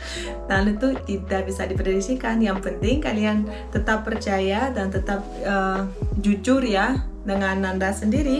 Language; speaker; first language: Indonesian; non-native, fluent; Russian